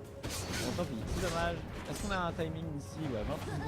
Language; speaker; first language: French; native; French